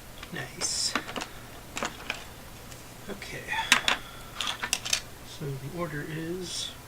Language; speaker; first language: English; native; English